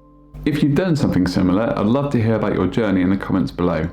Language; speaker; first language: English; native; English